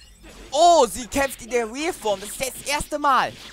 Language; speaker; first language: German; native; German